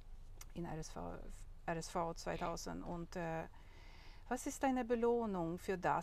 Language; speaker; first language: German; non-native, learner; Swedish